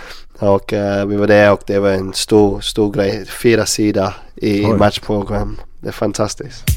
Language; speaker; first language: Swedish; non-native, learner; English